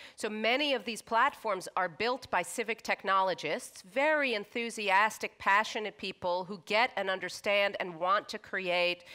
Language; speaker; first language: English; native; English